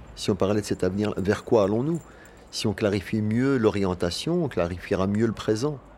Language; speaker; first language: French; early bilingual, other home language; Arabic